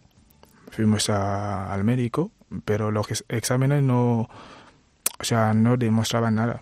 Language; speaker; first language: Spanish; non-native, fluent; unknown